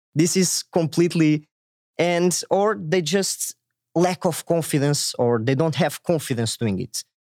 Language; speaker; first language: English; non-native, fluent; Portuguese